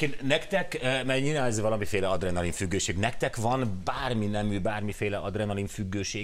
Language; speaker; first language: Hungarian; native; Hungarian